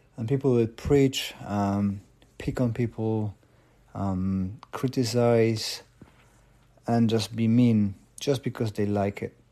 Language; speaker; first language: English; non-native, fluent; Polish